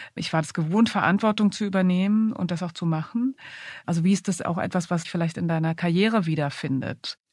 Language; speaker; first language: German; native; German